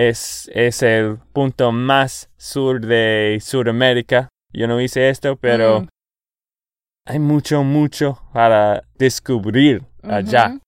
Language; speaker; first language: Spanish; non-native, fluent; English